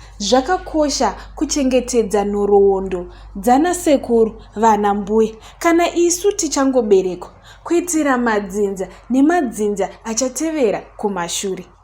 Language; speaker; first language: Shona; native; Shona